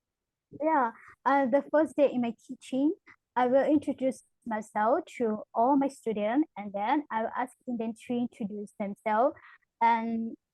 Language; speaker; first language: English; non-native, learner; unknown